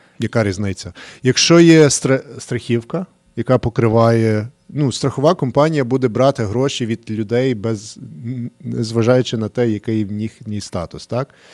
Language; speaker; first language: Ukrainian; early bilingual, heritage; Ukrainian